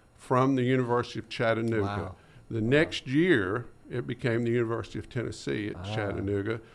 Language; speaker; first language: English; native; English